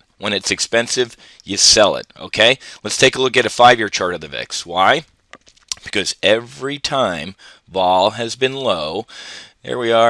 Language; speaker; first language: English; native; English